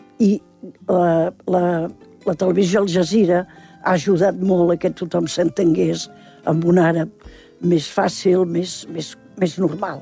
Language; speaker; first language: Catalan; native; Catalan